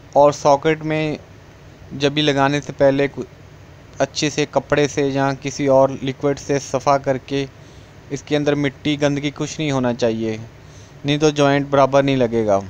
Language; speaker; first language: Hindi; non-native, local second language; Punjabi